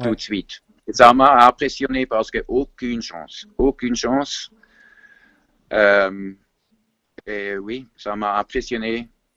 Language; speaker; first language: French; non-native, fluent; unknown